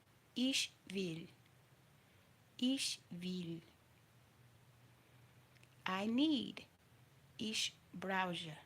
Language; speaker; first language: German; non-native, learner; English